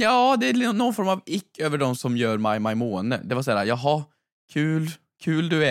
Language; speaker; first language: Swedish; native; Swedish